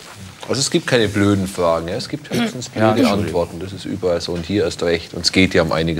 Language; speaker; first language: German; native; German